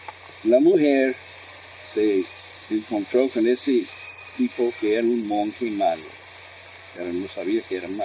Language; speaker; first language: Spanish; non-native, fluent; English